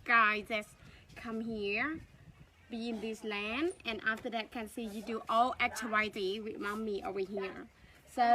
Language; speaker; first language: English; non-native, learner; Northeastern Thai